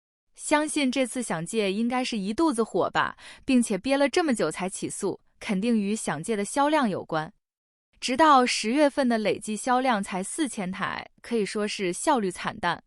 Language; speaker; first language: Chinese; native; Chinese